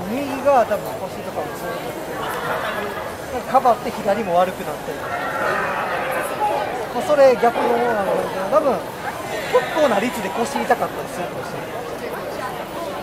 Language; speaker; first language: Japanese; native; Japanese